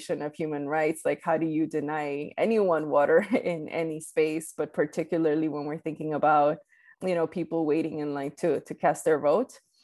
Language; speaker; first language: English; early bilingual, other home language; Spanish